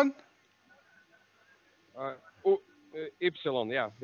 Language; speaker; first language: German; non-native, learner; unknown